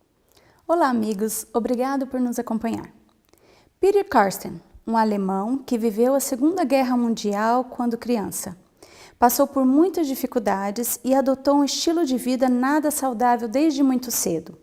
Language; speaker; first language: Portuguese; native; Portuguese